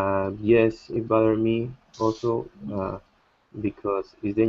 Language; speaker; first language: English; non-native, learner; Spanish